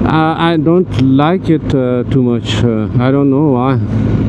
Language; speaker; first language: English; non-native, learner; Persian